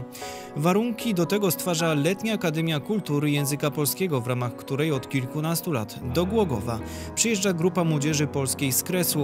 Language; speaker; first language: Polish; native; Polish